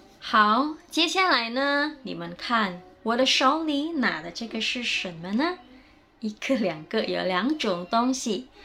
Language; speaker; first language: Chinese; non-native, fluent; Indonesian